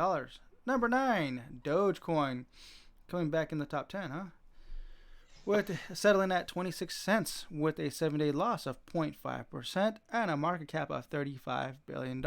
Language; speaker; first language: English; native; English